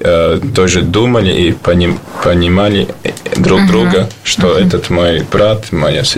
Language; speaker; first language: Russian; non-native, learner; Latvian